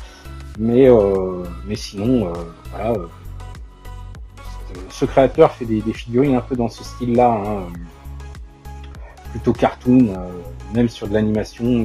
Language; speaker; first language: French; native; French